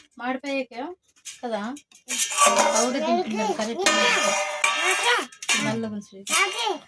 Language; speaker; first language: Telugu; native; Telugu